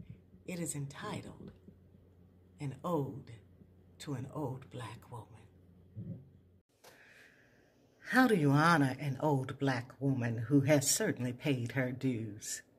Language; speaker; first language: English; native; English